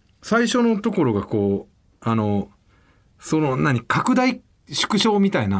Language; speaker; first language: Japanese; native; Japanese